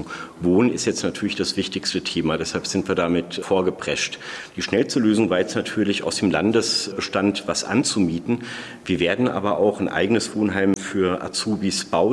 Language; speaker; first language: German; native; German